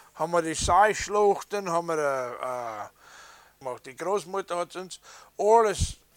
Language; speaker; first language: German; early bilingual, heritage; English